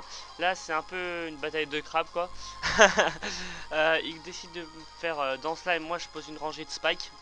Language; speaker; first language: French; native; French